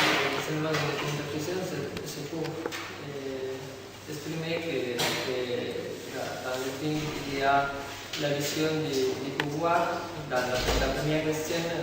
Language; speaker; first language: French; non-native, learner; Spanish